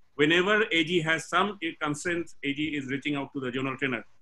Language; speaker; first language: English; non-native, local second language; Bangla